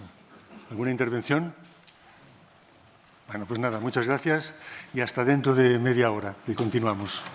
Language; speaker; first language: Spanish; non-native, fluent; English